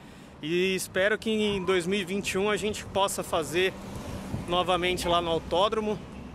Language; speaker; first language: Portuguese; native; Portuguese